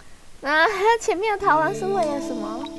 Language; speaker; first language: Chinese; native; Chinese